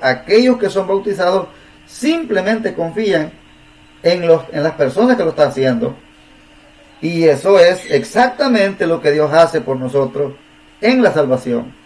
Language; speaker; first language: Spanish; native; Spanish